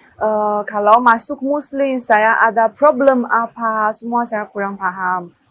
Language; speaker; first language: Indonesian; non-native, learner; Chinese